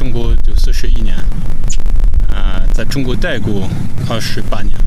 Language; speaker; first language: Chinese; non-native, fluent; French